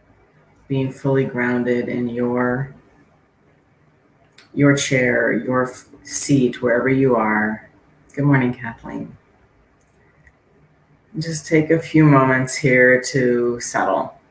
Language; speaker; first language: English; native; English